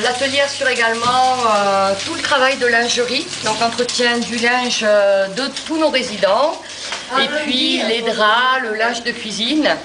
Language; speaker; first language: French; native; French